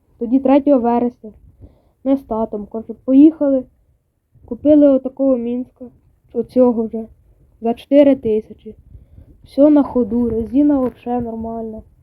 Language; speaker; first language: Ukrainian; native; Ukrainian